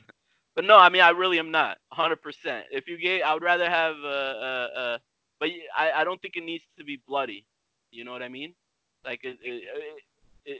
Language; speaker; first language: English; native; English